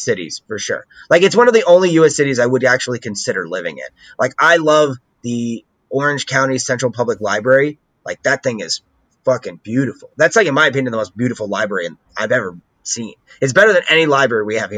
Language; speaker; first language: English; native; English